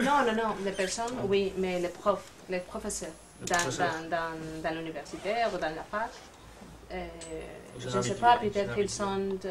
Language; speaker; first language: French; non-native, learner; Spanish